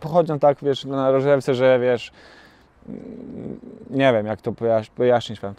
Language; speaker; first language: Polish; non-native, learner; Bosnian